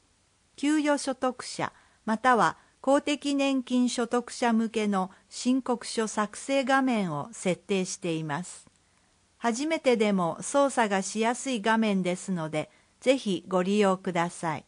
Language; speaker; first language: Japanese; native; Japanese